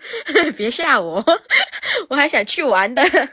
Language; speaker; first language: Chinese; non-native, fluent; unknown